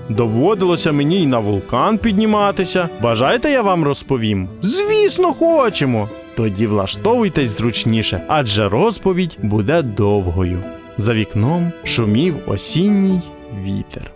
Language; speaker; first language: Ukrainian; native; Ukrainian